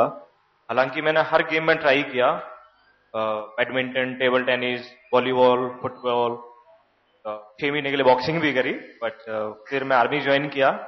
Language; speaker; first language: Hindi; native; Hindi